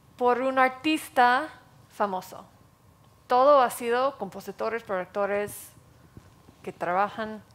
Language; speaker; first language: Spanish; non-native, fluent; English